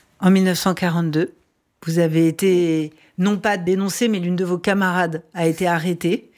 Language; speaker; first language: French; native; French